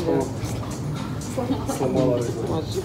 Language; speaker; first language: Russian; native; Russian